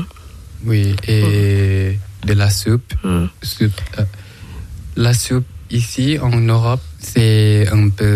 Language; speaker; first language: French; non-native, learner; Thai